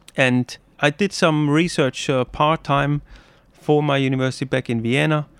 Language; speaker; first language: English; non-native, fluent; German